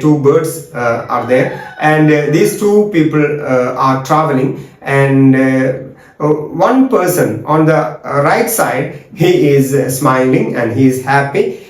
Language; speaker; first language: English; non-native, local second language; Malayalam